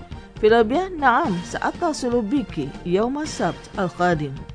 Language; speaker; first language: Arabic; non-native, fluent; Indonesian